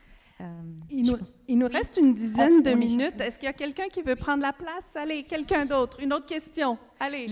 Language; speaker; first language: French; native; French